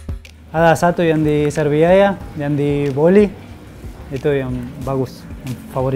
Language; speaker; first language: Indonesian; non-native, learner; Spanish